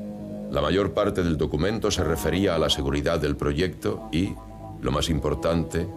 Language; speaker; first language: Spanish; native; Spanish